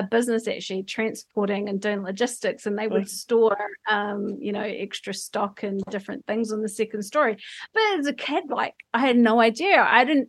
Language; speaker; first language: English; native; English